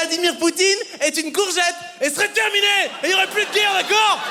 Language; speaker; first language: French; native; French